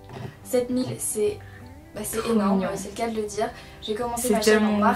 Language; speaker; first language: French; native; French